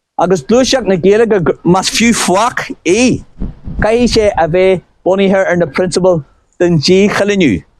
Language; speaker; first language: Irish; non-native, local second language; English